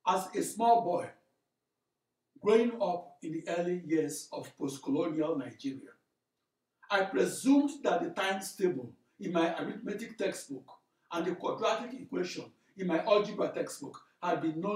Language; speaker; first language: English; non-native, local second language; Igbo